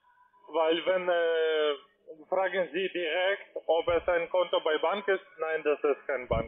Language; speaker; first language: German; non-native, learner; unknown